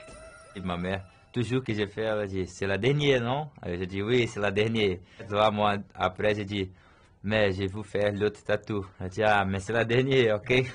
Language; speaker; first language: French; non-native, learner; Portuguese